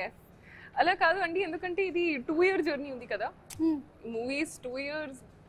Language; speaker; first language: Telugu; non-native, learner; Hindi